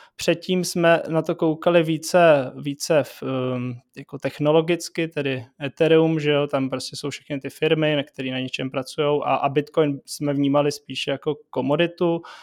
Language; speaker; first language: Czech; native; Czech